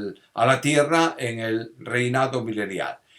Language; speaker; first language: Spanish; native; Spanish